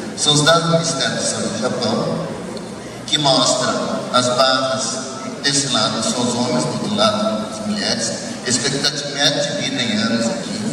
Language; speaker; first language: Portuguese; early bilingual, other home language; Japanese